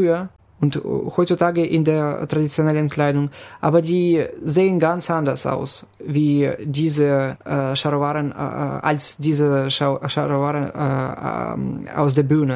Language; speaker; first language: German; non-native, fluent; Ukrainian